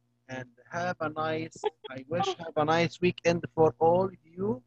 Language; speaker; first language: English; non-native, fluent; Arabic